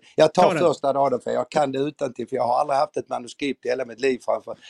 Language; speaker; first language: Swedish; native; Swedish